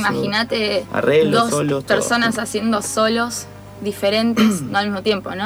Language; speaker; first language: Spanish; native; Spanish